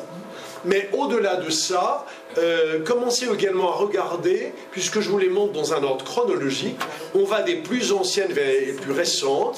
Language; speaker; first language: French; native; French